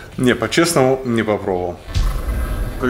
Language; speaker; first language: Russian; non-native, learner; Bulgarian